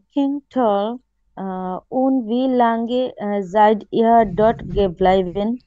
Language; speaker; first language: German; non-native, learner; Bangla